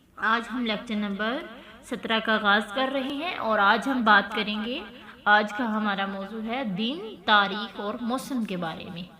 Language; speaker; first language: Urdu; native; Urdu